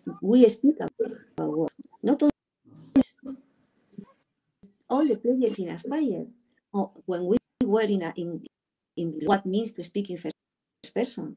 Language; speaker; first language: English; non-native, learner; Spanish